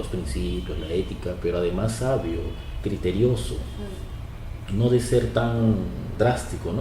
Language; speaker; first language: Spanish; native; Spanish